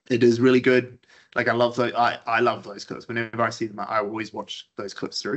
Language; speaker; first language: English; native; English